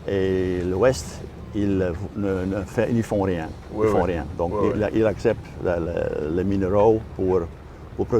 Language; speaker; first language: French; non-native, fluent; Dutch